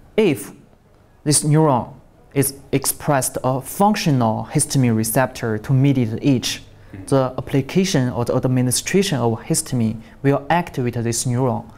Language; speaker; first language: English; non-native, learner; Chinese